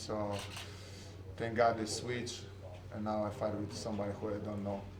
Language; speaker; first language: English; non-native, fluent; Polish